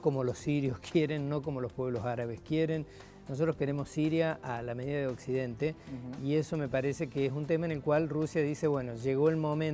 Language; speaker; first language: Spanish; native; Spanish